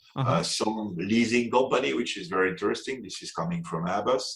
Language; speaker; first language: English; non-native, fluent; French